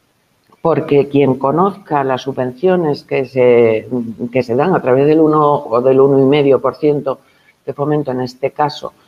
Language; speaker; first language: Spanish; native; Spanish